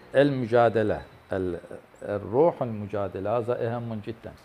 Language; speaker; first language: Arabic; non-native, fluent; Turkish